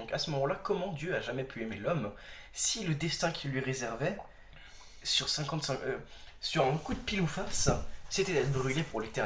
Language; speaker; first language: French; native; French